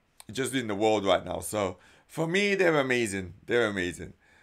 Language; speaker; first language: English; native; English